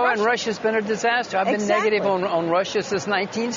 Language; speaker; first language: English; native; English